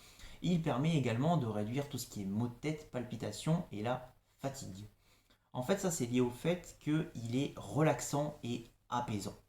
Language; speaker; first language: French; native; French